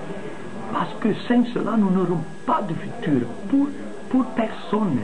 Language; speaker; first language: French; non-native, fluent; Italian